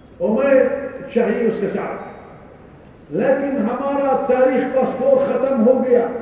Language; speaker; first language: Urdu; non-native, learner; Arabic